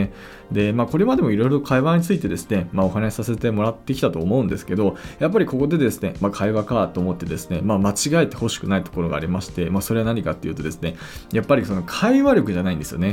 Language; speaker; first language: Japanese; native; Japanese